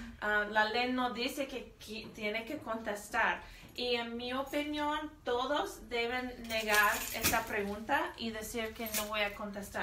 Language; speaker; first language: Spanish; non-native, fluent; English